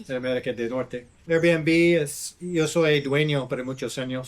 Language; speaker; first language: Spanish; non-native, learner; English